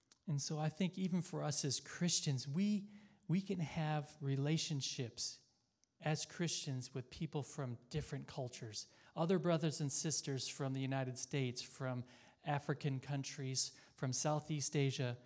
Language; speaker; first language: English; native; English